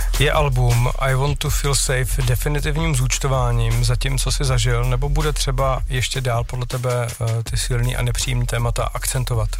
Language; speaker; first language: Czech; native; Czech